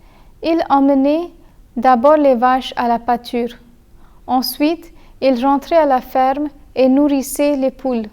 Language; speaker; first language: French; non-native, fluent; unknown